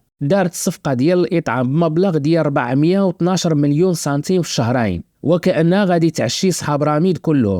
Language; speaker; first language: Arabic; native; Arabic